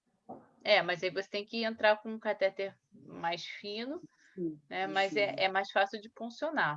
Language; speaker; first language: Portuguese; native; Portuguese